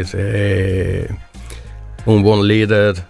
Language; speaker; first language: Italian; non-native, learner; Swedish